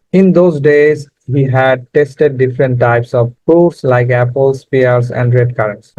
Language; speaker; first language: English; non-native, local second language; Bangla